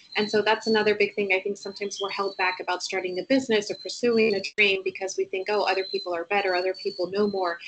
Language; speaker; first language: English; non-native, fluent; Spanish